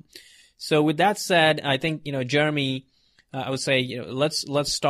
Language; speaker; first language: English; non-native, local second language; Hindi